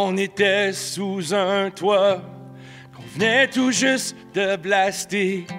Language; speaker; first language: French; native; French